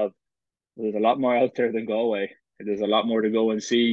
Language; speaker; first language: English; native; English